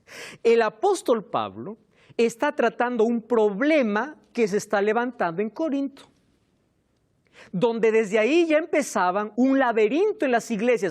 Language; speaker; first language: Spanish; native; Spanish